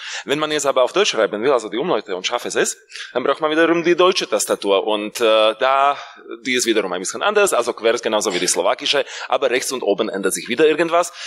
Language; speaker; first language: German; non-native, fluent; Slovak